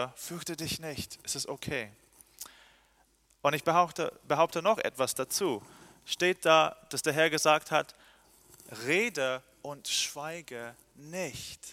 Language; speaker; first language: German; non-native, fluent; English